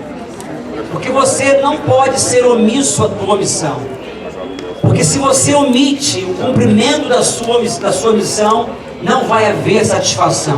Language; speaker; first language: Portuguese; native; Portuguese